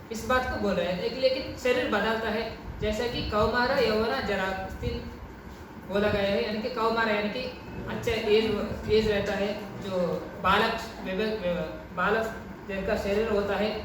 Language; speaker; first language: Hindi; non-native, local second language; Kannada